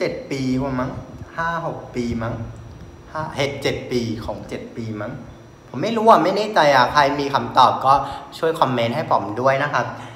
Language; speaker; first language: Thai; non-native, fluent; Vietnamese